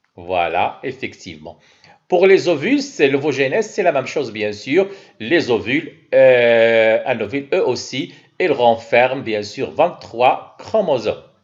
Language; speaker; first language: French; non-native, local second language; Arabic